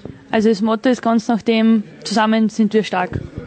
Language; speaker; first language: German; native; German